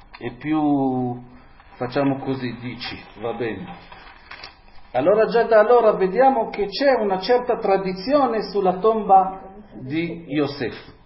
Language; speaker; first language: Italian; non-native, fluent; Hebrew